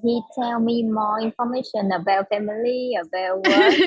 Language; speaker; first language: English; non-native, learner; Vietnamese